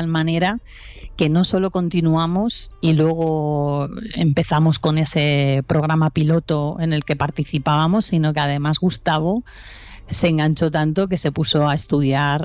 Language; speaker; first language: Spanish; native; Spanish